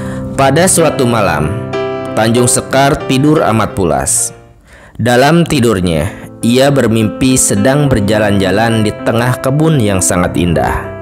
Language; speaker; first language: Indonesian; native; Indonesian